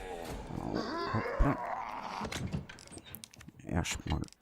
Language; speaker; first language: German; native; German